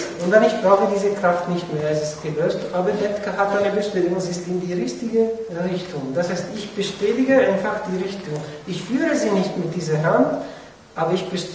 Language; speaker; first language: German; non-native, fluent; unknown